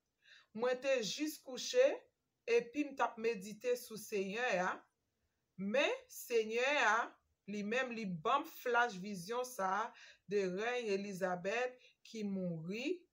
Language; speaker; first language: French; non-native, learner; Haitian Creole